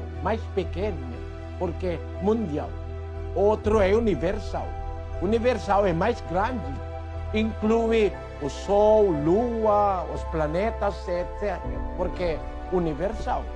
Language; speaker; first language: Portuguese; non-native, local second language; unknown